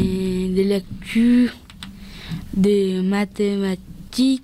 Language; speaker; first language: French; early bilingual, other home language; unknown